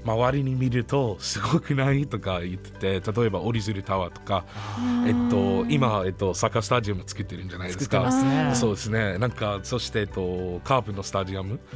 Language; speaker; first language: Japanese; non-native, fluent; English